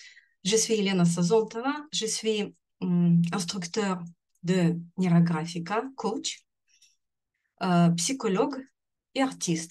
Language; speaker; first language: French; non-native, fluent; Russian